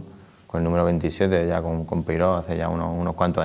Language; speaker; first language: Spanish; native; Spanish